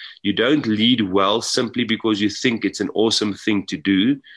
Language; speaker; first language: English; non-native, local second language; Afrikaans